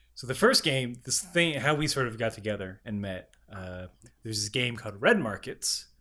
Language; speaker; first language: English; native; English